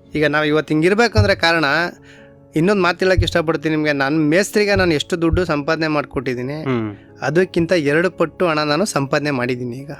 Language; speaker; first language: Kannada; native; Kannada